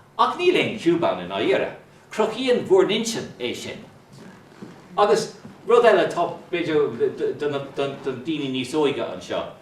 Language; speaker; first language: Irish; non-native, local second language; English